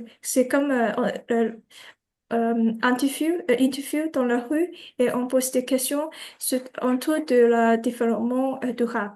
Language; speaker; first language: French; non-native, learner; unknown